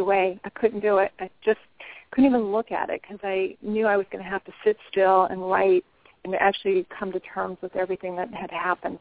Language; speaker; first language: English; native; English